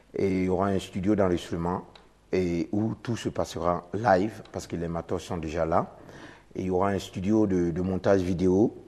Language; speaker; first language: French; non-native, local second language; Mossi